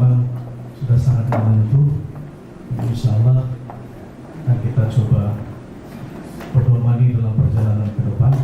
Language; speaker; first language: Indonesian; native; Indonesian